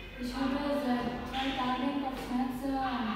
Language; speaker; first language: German; non-native, learner; Indonesian